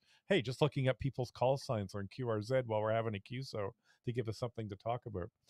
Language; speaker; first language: English; native; English